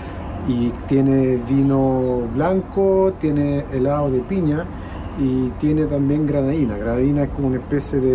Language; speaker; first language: Spanish; native; Spanish